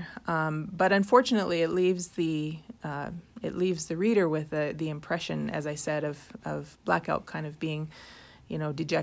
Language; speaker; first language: English; native; English